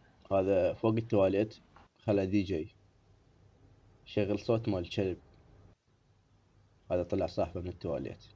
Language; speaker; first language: Arabic; native; Arabic